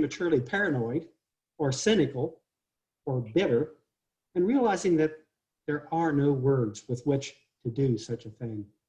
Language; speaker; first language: English; native; English